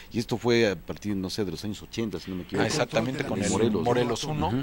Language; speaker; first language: Spanish; native; Spanish